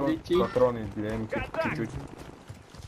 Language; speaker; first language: Russian; non-native, local second language; Latvian